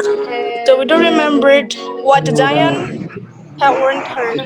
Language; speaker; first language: English; non-native, learner; Indonesian